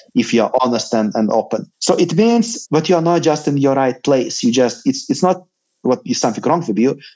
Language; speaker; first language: English; non-native, fluent; Lithuanian